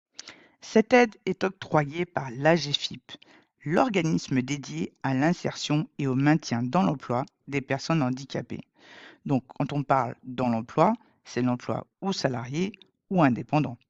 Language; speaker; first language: French; native; French